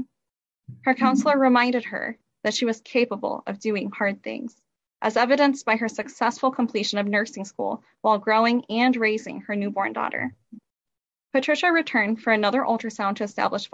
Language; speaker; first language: English; native; English